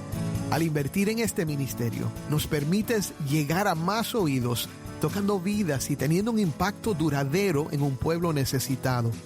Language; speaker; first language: Spanish; native; Spanish